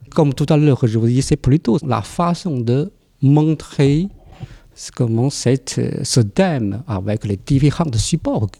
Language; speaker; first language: French; non-native, fluent; Chinese